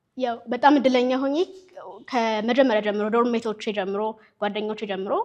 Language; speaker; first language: Amharic; native; Amharic